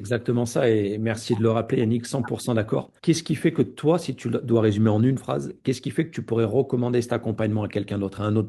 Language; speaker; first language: French; native; French